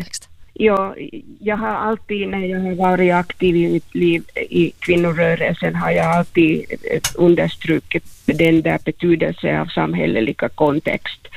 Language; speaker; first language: Swedish; non-native, local second language; Finnish